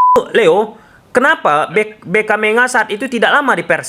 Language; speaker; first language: Indonesian; native; Indonesian